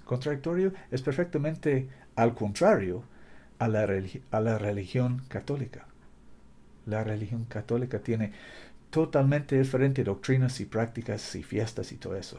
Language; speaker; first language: Spanish; non-native, fluent; English